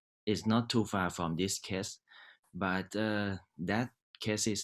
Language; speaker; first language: English; non-native, learner; Thai